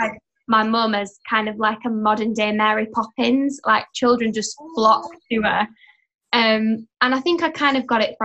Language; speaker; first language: English; native; English